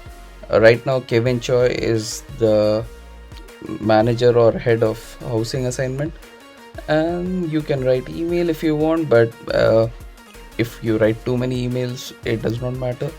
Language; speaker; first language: English; non-native, local second language; Hindi